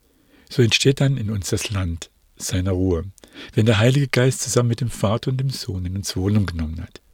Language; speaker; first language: German; native; German